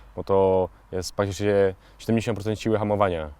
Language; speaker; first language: Polish; native; Polish